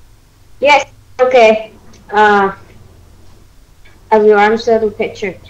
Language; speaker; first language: English; non-native, learner; Vietnamese